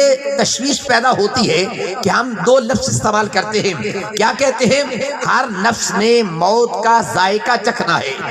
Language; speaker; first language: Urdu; non-native, local second language; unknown